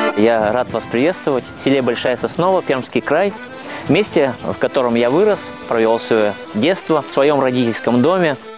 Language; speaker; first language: Russian; native; Russian